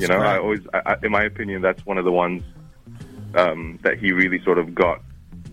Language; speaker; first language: English; non-native, local second language; Arabic